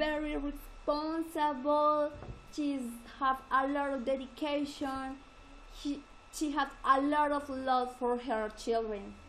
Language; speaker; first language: English; non-native, learner; Spanish